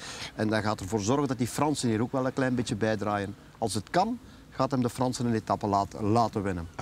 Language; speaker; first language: Dutch; native; Dutch